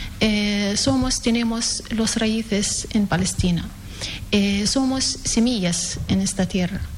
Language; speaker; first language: Spanish; non-native, learner; Arabic